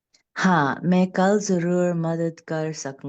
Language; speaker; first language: Hindi; non-native, learner; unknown